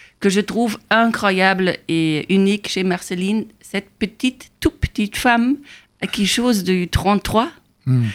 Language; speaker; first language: French; non-native, fluent; German